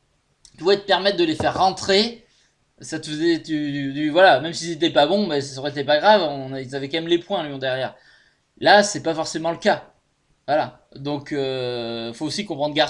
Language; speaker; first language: French; native; French